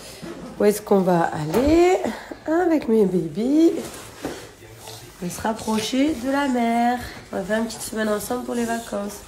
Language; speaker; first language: French; native; French